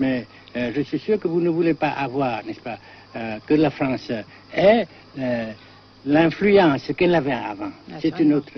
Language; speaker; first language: French; non-native, fluent; Vietnamese